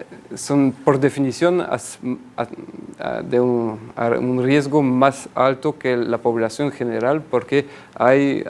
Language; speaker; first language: Spanish; non-native, fluent; French